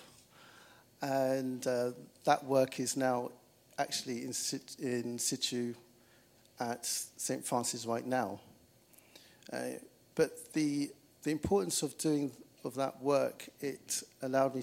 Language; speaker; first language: English; native; English